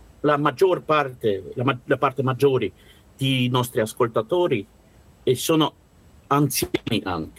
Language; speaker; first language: Italian; non-native, learner; Russian